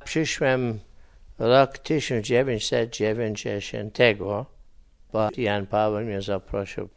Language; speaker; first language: Polish; early bilingual, heritage; English